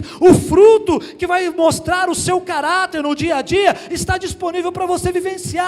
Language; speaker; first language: Portuguese; native; Portuguese